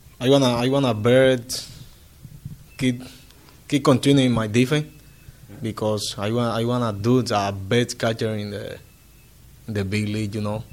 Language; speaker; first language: English; non-native, learner; Spanish